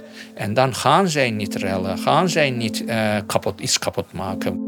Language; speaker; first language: Dutch; non-native, fluent; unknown